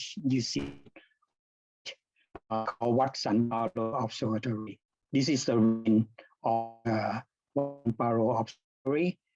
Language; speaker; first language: English; non-native, fluent; Thai